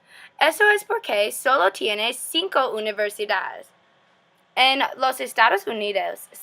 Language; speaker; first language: Spanish; non-native, learner; English